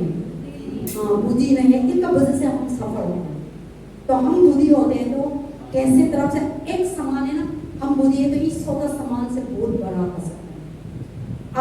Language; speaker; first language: Hindi; non-native, local second language; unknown